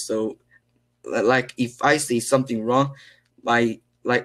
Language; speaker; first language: English; non-native, learner; Korean